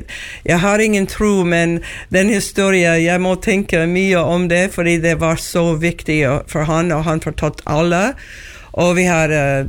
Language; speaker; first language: Norwegian; non-native, learner; English